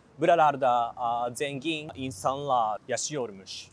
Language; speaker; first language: Turkish; non-native, learner; Japanese